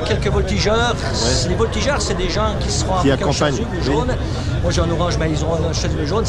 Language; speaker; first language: French; native; French